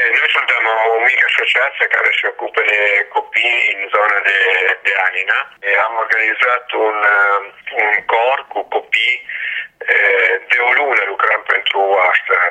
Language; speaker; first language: Romanian; non-native, learner; Italian